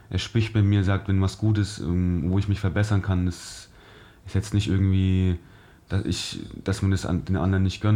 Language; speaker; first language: German; native; German